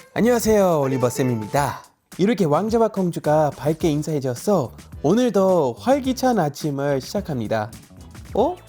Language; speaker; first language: Korean; non-native, fluent; English